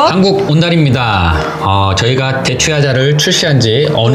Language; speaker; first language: Korean; native; Korean